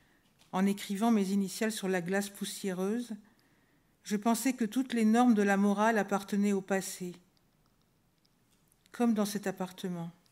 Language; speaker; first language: French; native; French